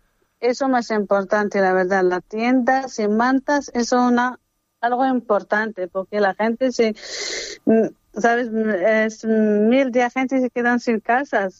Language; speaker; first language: Spanish; non-native, learner; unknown